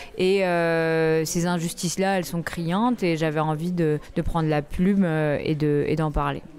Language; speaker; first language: French; native; French